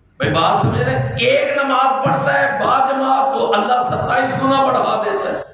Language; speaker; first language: Urdu; non-native, local second language; Punjabi